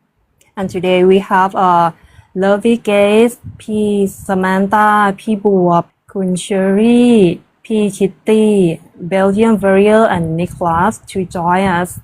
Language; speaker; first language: English; non-native, learner; Thai